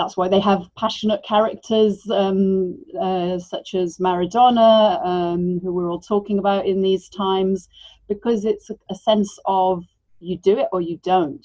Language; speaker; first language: English; native; English